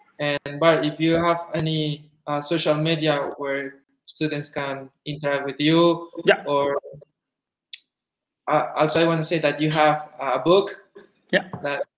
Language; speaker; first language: English; non-native, fluent; Spanish